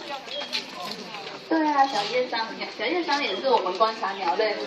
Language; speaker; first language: Chinese; native; Chinese